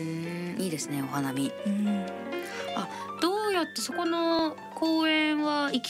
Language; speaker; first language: Japanese; native; Japanese